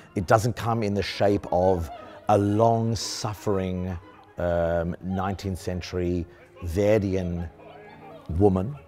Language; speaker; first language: English; native; English